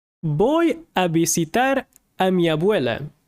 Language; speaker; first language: Spanish; non-native, fluent; English